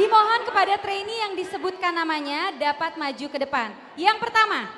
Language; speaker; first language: Indonesian; native; Indonesian